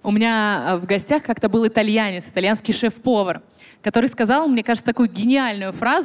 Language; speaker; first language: Russian; native; Russian